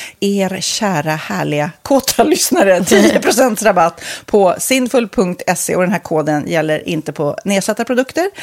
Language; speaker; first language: Swedish; native; Swedish